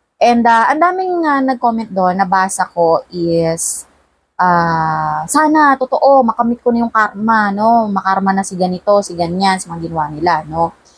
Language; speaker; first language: Filipino; non-native, local second language; Cebuano